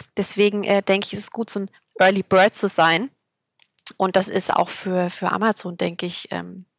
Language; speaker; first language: German; native; German